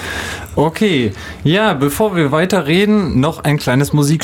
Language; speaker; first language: German; native; German